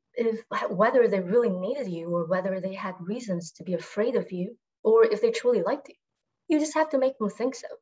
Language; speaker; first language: English; non-native, fluent; Chinese